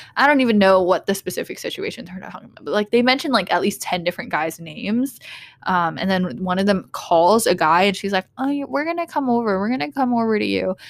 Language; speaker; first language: English; early bilingual, other home language; Vietnamese